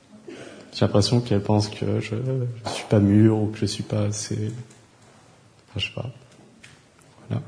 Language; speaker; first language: French; early bilingual, other home language; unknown